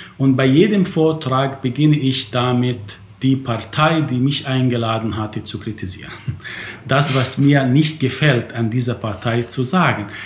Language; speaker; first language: German; non-native, fluent; Arabic